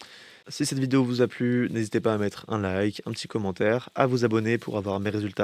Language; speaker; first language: French; native; French